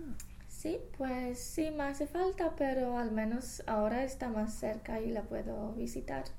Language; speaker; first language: Spanish; non-native, fluent; English